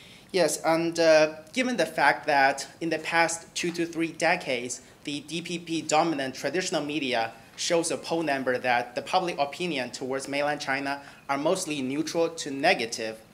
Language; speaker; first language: English; non-native, fluent; Chinese